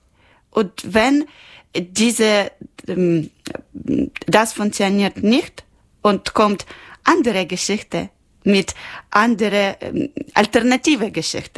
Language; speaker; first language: German; non-native, learner; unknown